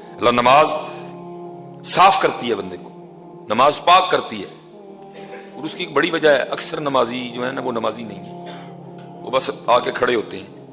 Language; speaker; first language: Urdu; non-native, local second language; Punjabi